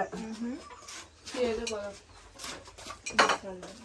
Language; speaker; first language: Portuguese; non-native, learner; Spanish